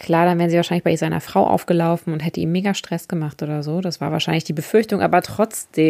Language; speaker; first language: German; native; German